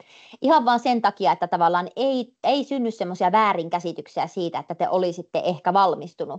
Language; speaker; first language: Finnish; native; Finnish